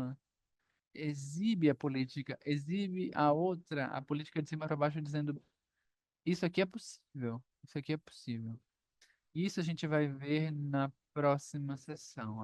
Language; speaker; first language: Portuguese; non-native, fluent; Spanish